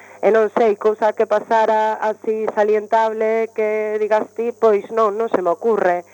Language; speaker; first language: Galician; non-native, local second language; Spanish